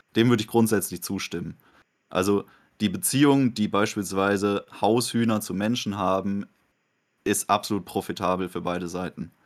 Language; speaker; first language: German; native; German